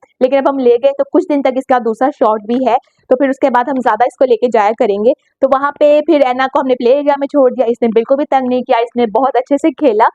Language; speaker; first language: Urdu; native; Urdu